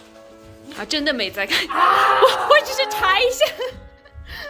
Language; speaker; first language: Chinese; non-native, fluent; Mongolian